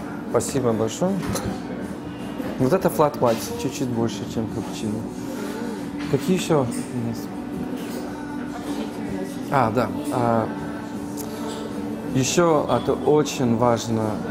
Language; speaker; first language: Russian; non-native, fluent; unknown